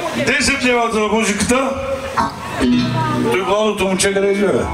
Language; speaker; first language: Bulgarian; non-native, local second language; Turkish